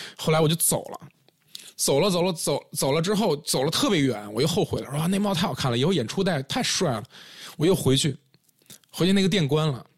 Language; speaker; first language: Chinese; native; Chinese